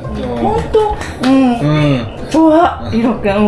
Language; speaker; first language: Korean; non-native, learner; Japanese